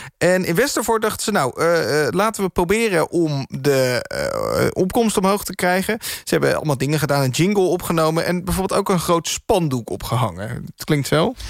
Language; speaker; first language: Dutch; native; Dutch